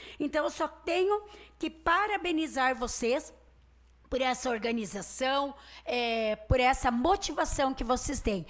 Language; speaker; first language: Portuguese; native; Portuguese